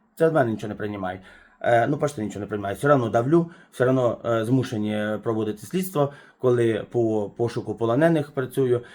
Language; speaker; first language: Ukrainian; native; Ukrainian